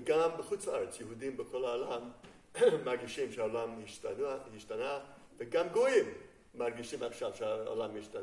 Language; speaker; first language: Hebrew; non-native, fluent; English